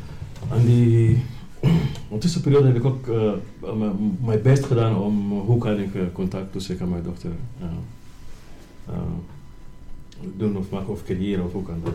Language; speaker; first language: Dutch; non-native, learner; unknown